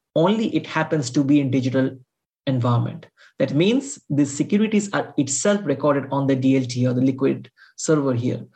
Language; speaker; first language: English; non-native, local second language; Bangla